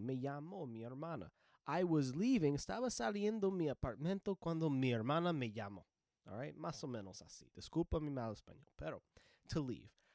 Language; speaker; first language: Spanish; non-native, learner; English